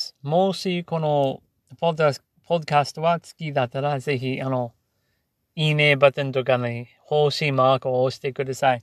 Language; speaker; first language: Japanese; non-native, learner; English